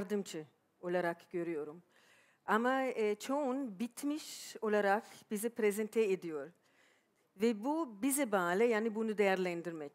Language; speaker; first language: Turkish; non-native, fluent; German